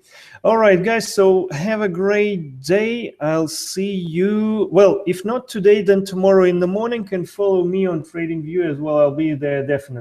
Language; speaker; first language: English; non-native, fluent; Russian